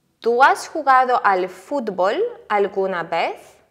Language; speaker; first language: Spanish; non-native, fluent; Ukrainian